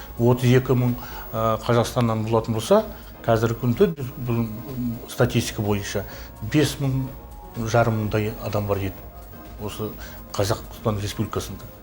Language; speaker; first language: Kazakh; native; Kazakh